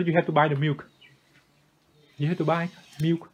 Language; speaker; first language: English; non-native, learner; Vietnamese